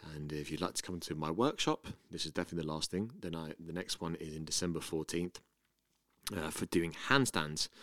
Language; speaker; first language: English; native; English